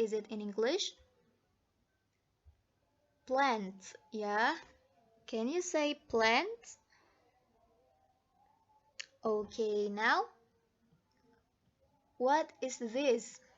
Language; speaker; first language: English; non-native, fluent; Indonesian